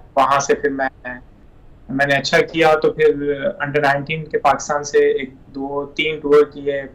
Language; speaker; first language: Urdu; non-native, local second language; Punjabi